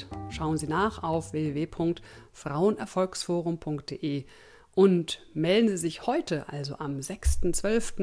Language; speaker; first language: German; native; German